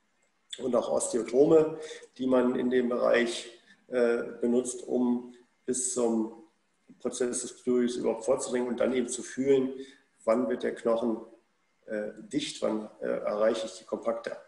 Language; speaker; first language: German; native; German